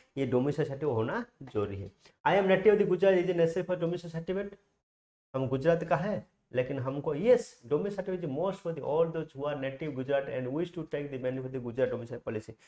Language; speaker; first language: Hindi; non-native, local second language; Gujarati